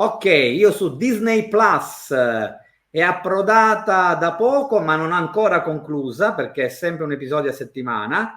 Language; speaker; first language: Italian; native; Italian